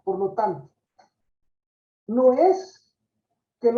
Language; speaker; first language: Spanish; native; Spanish